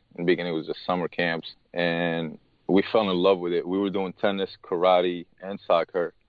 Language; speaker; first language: English; early bilingual, other home language; Arabic